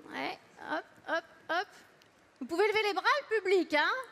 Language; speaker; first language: French; native; French